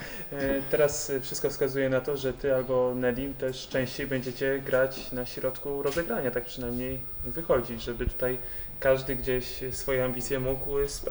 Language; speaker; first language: Polish; native; Polish